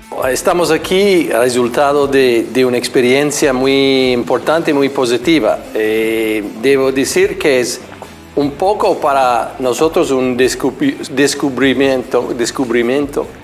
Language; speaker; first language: Spanish; non-native, fluent; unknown